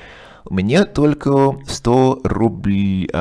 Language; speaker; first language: Russian; non-native, learner; English